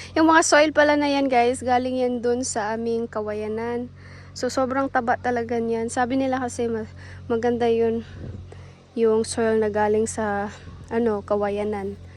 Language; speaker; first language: Filipino; native; Filipino